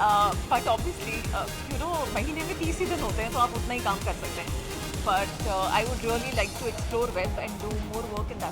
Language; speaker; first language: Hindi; native; Hindi